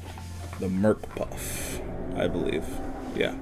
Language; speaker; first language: English; native; English